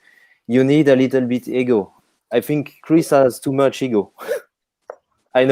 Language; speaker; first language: English; non-native, fluent; French